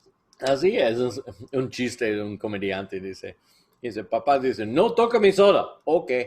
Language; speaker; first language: Spanish; non-native, learner; English